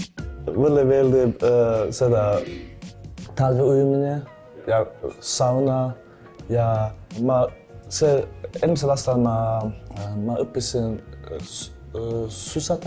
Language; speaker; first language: Estonian; non-native, learner; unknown